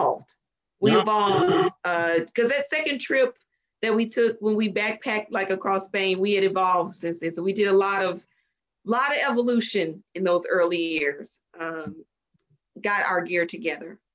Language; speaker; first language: English; native; English